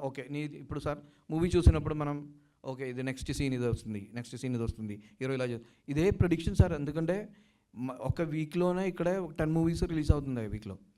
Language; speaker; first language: Telugu; non-native, learner; Malayalam